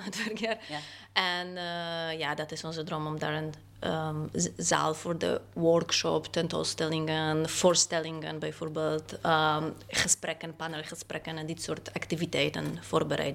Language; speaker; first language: Dutch; non-native, fluent; Polish